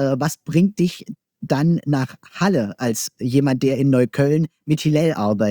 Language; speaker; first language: German; native; German